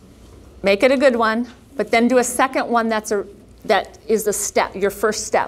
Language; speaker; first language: English; native; English